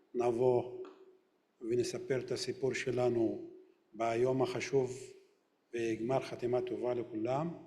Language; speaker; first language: Hebrew; non-native, local second language; Arabic